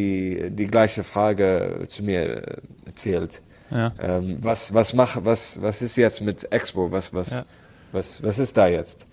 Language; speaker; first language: German; non-native, learner; Arabic